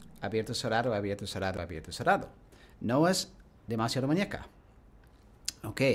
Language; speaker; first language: Spanish; non-native, learner; English